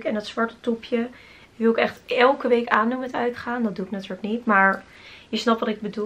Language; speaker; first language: Dutch; native; Dutch